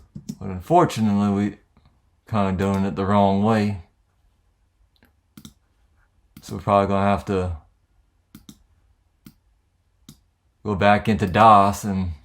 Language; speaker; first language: English; native; English